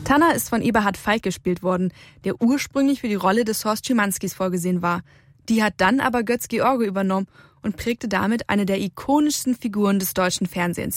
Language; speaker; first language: German; native; German